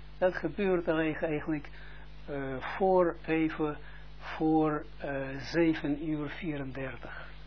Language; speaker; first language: Dutch; non-native, fluent; Russian